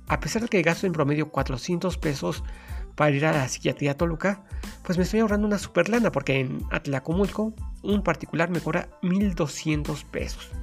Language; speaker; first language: Spanish; native; Spanish